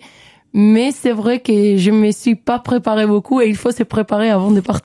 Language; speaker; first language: French; non-native, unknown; Spanish